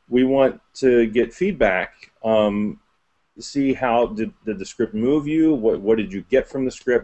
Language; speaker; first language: English; native; English